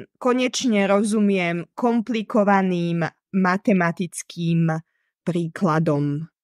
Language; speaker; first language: Slovak; native; Slovak